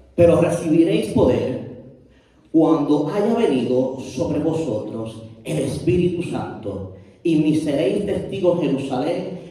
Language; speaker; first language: Spanish; native; Spanish